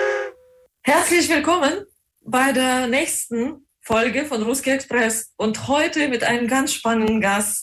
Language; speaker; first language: German; non-native, fluent; Russian